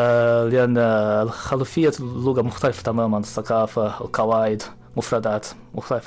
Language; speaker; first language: Arabic; non-native, fluent; Japanese